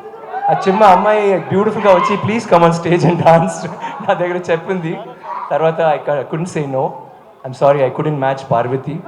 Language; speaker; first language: Telugu; non-native, local second language; Tamil